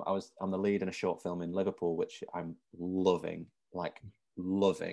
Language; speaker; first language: English; native; English